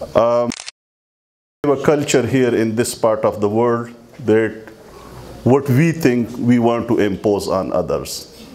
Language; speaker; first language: English; non-native, local second language; Pashto